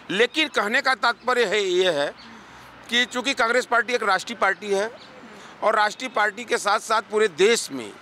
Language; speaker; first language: Hindi; native; Hindi